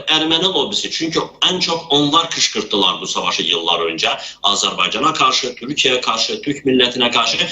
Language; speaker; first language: Turkish; non-native, local second language; Azerbaijani